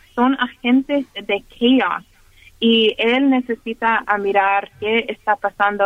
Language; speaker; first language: Spanish; early bilingual, heritage; Spanish